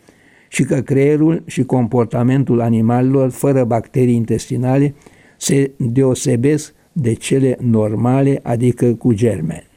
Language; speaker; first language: Romanian; native; Romanian